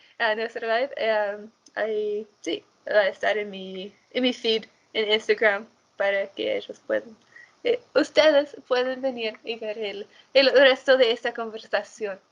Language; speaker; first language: Spanish; non-native, fluent; English